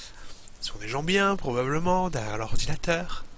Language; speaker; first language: French; native; French